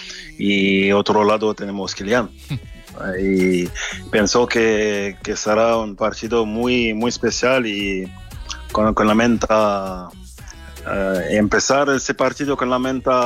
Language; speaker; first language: Spanish; non-native, fluent; French